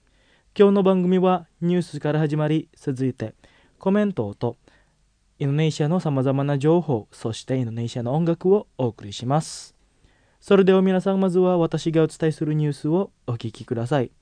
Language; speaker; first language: Japanese; non-native, fluent; Indonesian